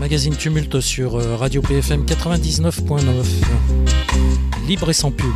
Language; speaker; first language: French; native; French